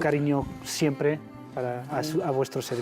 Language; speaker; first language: Spanish; native; Spanish